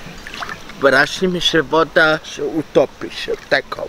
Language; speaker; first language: Polish; non-native, learner; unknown